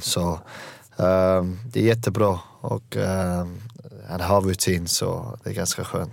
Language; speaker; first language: Swedish; non-native, learner; English